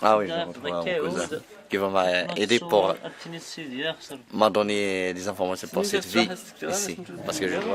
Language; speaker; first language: French; non-native, learner; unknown